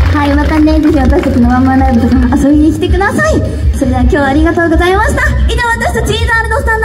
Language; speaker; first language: Japanese; native; Japanese